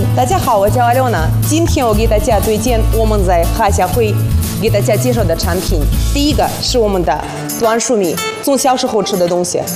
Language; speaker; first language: Chinese; non-native, fluent; Russian